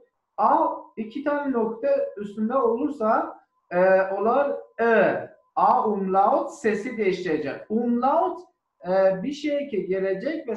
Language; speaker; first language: Turkish; non-native, learner; German